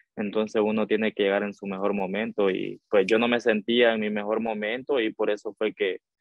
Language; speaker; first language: Spanish; native; Spanish